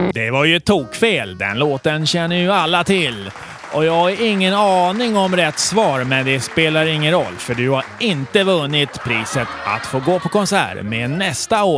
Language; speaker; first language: Swedish; native; Swedish